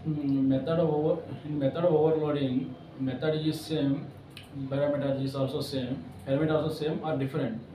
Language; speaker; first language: English; non-native, local second language; Telugu